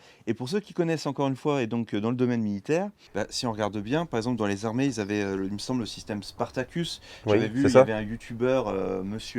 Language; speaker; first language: French; native; French